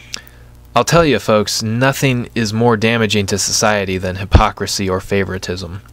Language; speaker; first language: English; native; English